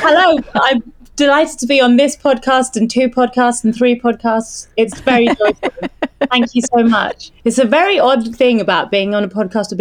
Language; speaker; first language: English; non-native, local second language; French